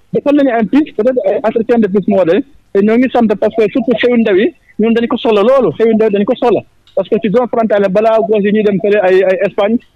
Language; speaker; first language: Wolof; non-native, local second language; Mandingo